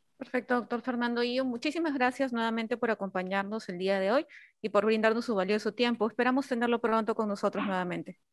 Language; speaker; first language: Spanish; native; Spanish